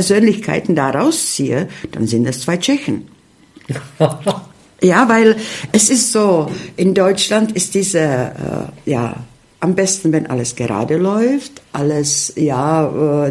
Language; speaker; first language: German; early bilingual, heritage; Czech